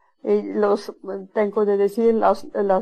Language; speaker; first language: Spanish; non-native, fluent; Swiss German